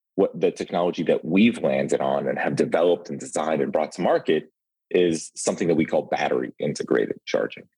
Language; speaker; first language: English; early bilingual, other home language; Ukrainian